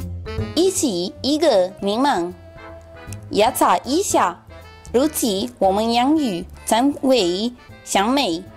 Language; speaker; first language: Chinese; non-native, learner; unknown